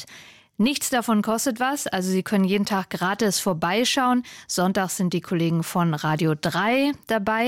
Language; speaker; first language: German; native; German